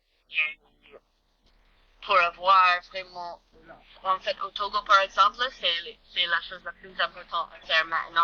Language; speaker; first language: French; non-native, learner; English